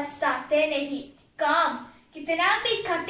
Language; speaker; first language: Hindi; non-native, local second language; Malayalam